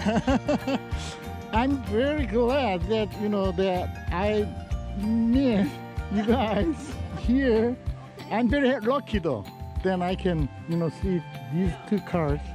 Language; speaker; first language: English; non-native, local second language; Korean